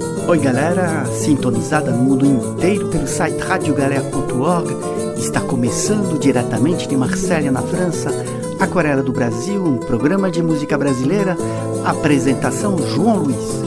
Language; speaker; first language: Portuguese; non-native, fluent; French